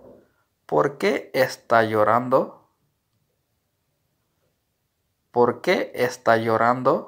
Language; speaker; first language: Spanish; non-native, learner; Urdu